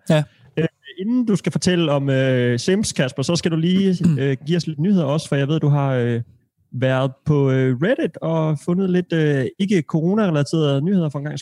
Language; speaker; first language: Danish; native; Danish